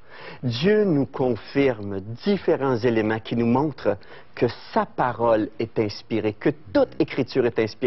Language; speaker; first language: French; native; French